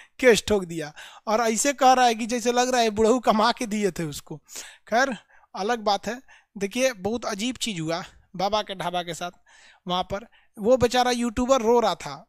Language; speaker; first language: Hindi; native; Hindi